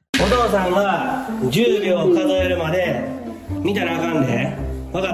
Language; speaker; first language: Japanese; native; Japanese